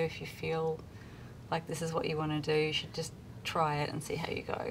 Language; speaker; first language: English; native; English